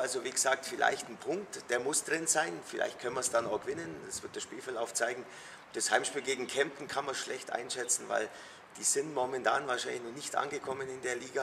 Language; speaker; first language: German; native; German